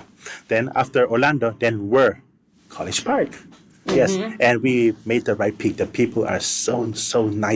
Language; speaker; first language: English; non-native, fluent; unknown